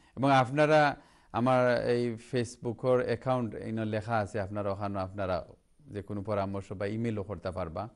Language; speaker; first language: Bangla; native; Bangla